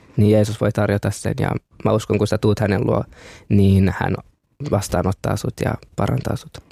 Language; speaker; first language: Finnish; early bilingual, other home language; Kinyarwanda